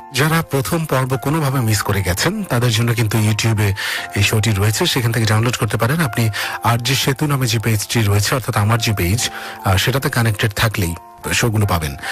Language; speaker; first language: Bangla; native; Bangla